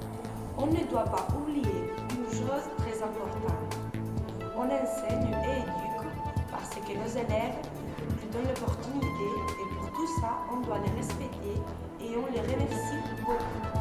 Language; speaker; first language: French; non-native, learner; Spanish